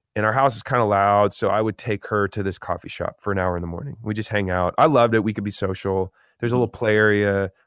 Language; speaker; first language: English; native; English